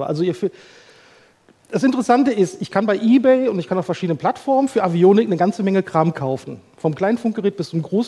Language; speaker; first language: German; native; German